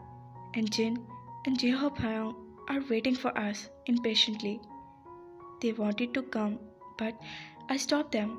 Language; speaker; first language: English; non-native, local second language; Urdu